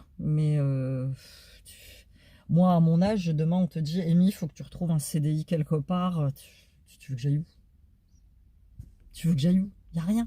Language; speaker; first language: French; native; French